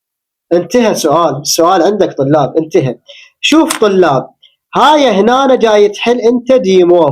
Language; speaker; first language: Arabic; native; Arabic